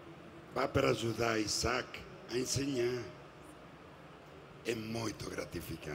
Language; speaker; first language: Portuguese; non-native, fluent; Spanish